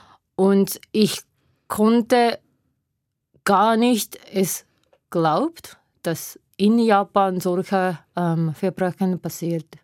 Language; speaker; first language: German; non-native, learner; Japanese